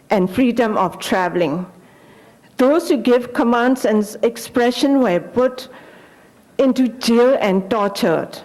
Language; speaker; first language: English; non-native, fluent; Burmese